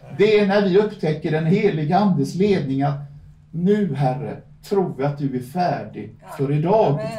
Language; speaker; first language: Swedish; native; Swedish